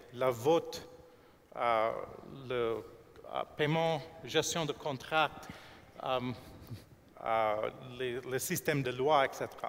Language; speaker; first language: French; non-native, fluent; English